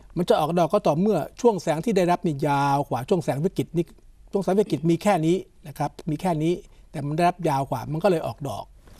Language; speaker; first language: Thai; native; Thai